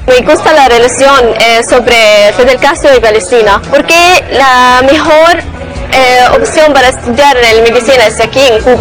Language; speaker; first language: Spanish; non-native, learner; Arabic